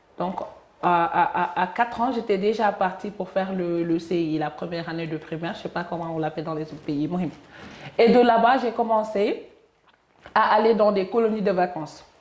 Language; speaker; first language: French; non-native, local second language; Wolof